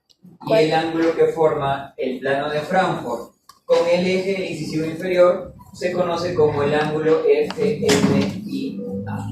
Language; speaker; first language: Spanish; native; Spanish